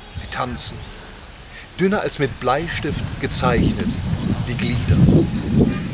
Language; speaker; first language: German; native; German